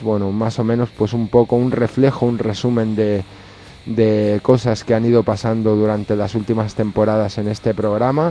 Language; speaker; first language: Spanish; native; Spanish